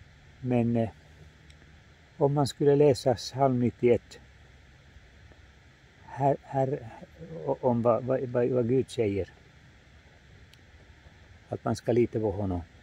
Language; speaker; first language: Swedish; non-native, fluent; Finnish